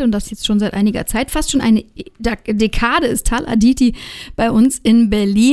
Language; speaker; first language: German; native; German